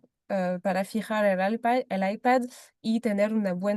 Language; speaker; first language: Spanish; non-native, fluent; French